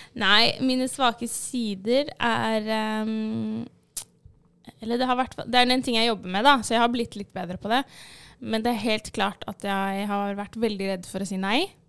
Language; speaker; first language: Norwegian; early bilingual, other home language; Arabic